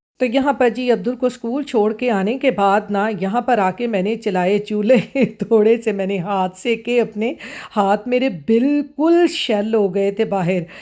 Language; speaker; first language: Urdu; non-native, local second language; Punjabi